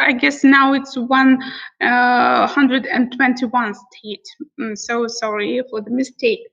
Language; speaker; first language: English; non-native, fluent; Russian